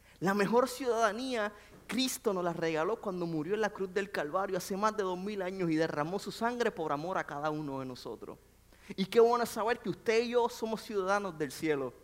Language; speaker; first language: Spanish; native; Spanish